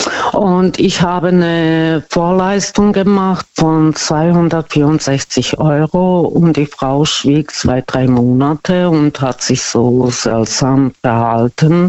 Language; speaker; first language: German; non-native, fluent; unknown